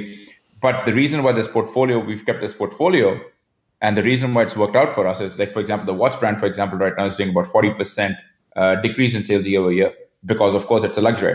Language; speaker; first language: English; non-native, local second language; Hindi